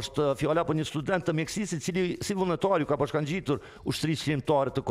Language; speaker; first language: Albanian; native; Albanian